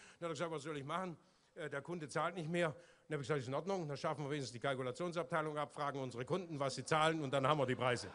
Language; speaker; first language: German; native; German